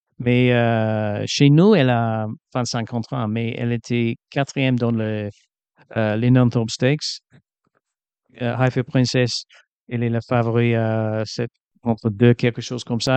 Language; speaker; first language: French; non-native, fluent; English